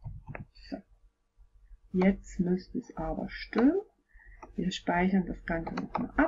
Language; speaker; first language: German; native; German